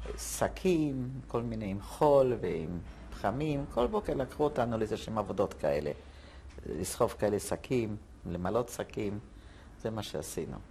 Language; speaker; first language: Hebrew; non-native, fluent; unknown